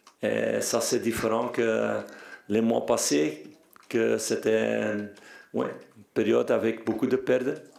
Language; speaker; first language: French; non-native, fluent; Dutch